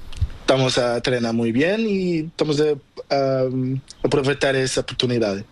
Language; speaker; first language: Spanish; non-native, learner; Portuguese